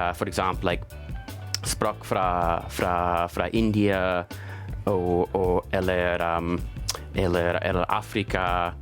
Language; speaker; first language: Norwegian; non-native, learner; English